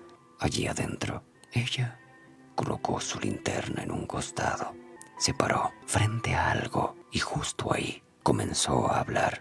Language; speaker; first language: Spanish; native; Spanish